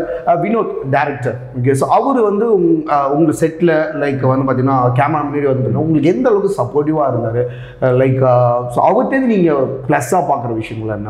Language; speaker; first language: Tamil; native; Tamil